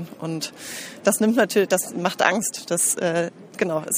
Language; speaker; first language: German; native; German